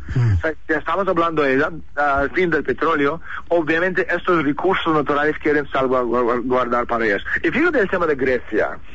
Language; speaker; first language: Spanish; non-native, fluent; Russian